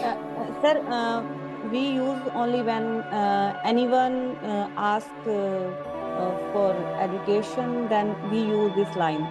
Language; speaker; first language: English; non-native, learner; Punjabi